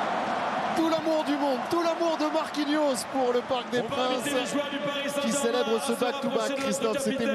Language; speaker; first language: French; native; French